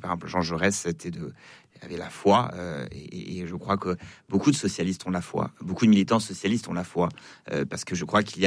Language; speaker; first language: French; native; French